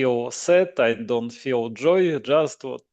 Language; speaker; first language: English; non-native, learner; Russian